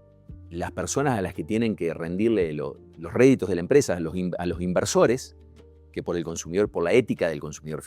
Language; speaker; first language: Spanish; native; Spanish